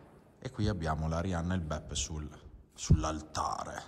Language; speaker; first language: Italian; native; Italian